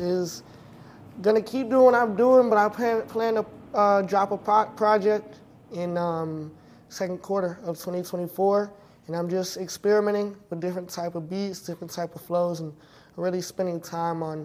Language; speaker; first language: English; native; English